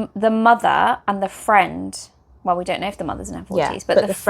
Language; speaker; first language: English; native; English